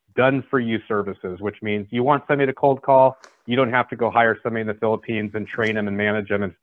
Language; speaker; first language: English; native; English